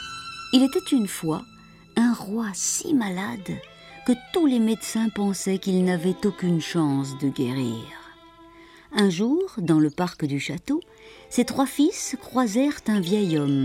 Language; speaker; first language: French; native; French